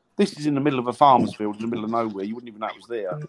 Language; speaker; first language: English; native; English